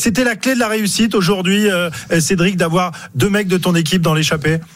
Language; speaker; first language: French; native; French